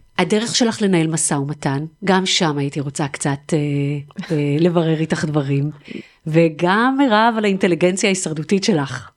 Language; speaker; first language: Hebrew; native; Hebrew